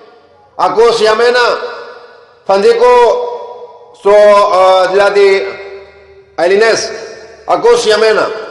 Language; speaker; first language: Greek; non-native, learner; Punjabi